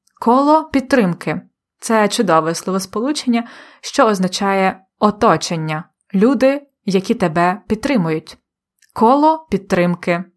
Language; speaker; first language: Ukrainian; native; Ukrainian